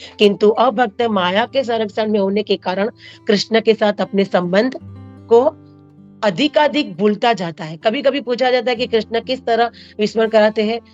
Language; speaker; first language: Hindi; non-native, local second language; Marathi